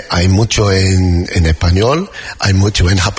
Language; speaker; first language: Spanish; non-native, learner; English